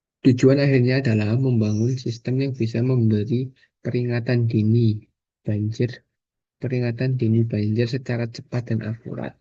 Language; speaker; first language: Indonesian; native; Indonesian